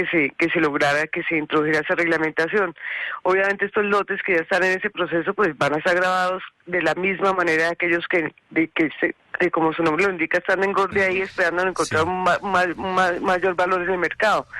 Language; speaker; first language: Spanish; native; Spanish